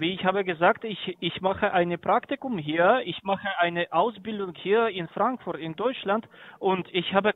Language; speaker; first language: German; non-native, learner; Greek